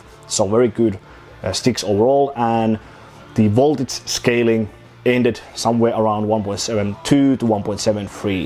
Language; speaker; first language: English; non-native, fluent; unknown